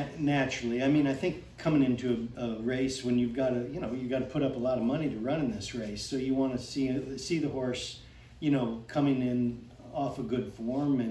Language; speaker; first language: English; native; English